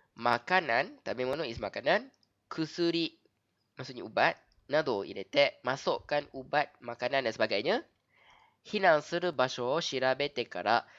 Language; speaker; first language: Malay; native; Malay